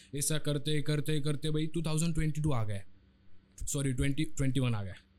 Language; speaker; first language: Hindi; non-native, local second language; Marathi